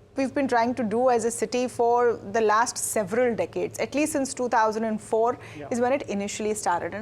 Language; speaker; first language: English; non-native, local second language; Hindi